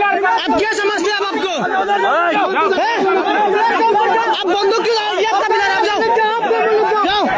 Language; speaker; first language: Hindi; non-native, learner; Bangla